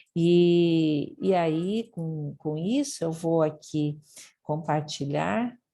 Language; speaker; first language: Portuguese; early bilingual, other home language; Japanese